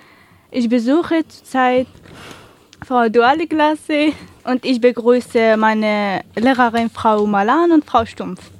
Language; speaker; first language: German; non-native, learner; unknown